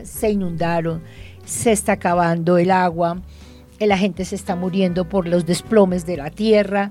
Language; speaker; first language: Spanish; native; Spanish